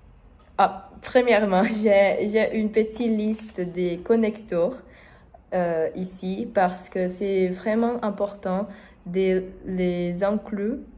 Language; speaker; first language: French; non-native, learner; Portuguese